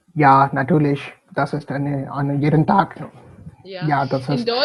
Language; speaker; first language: German; non-native, fluent; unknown